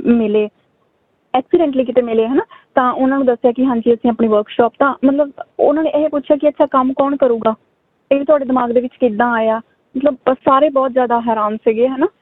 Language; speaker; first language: Punjabi; native; Punjabi